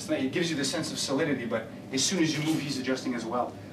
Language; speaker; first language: English; native; English